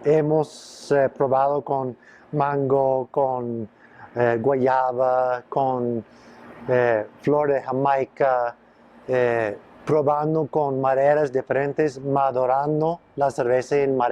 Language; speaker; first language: Spanish; non-native, fluent; English